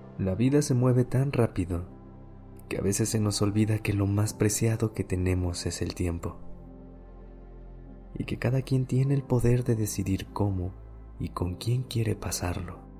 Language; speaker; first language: Spanish; native; Spanish